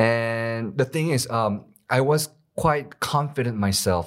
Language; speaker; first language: English; non-native, learner; Korean